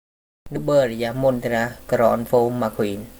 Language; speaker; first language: Swedish; non-native, learner; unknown